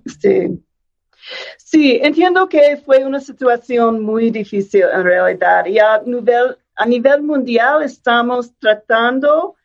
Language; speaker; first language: Spanish; non-native, fluent; English